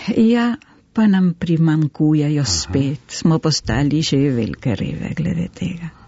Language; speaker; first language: Slovenian; early bilingual, heritage; Slovenian